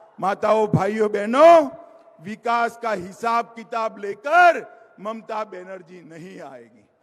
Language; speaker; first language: Hindi; non-native, local second language; Gujarati